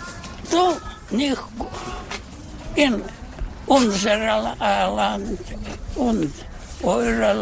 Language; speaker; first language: German; non-native, learner; Russian